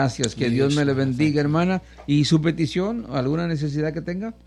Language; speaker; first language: Spanish; early bilingual, heritage; Spanish